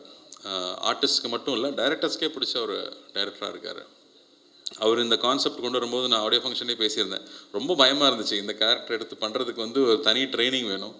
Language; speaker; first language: Tamil; native; Tamil